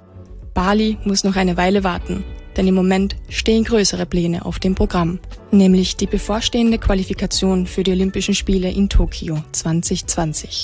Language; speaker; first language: German; native; German